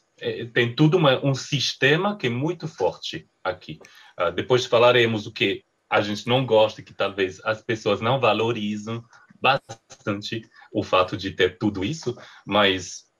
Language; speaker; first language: Portuguese; non-native, fluent; French